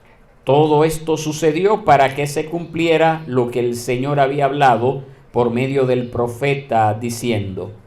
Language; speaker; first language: Spanish; native; Spanish